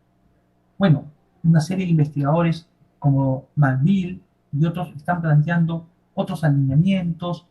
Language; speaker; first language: Spanish; native; Spanish